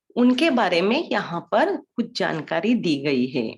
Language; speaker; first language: Hindi; non-native, local second language; Marathi